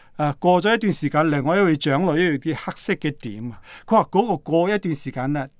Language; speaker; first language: Cantonese; non-native, fluent; Korean